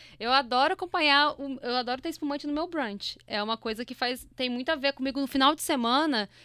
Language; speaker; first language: Portuguese; native; Portuguese